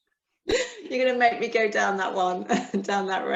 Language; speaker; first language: English; native; English